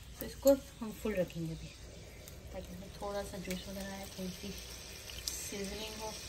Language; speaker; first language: Urdu; native; Urdu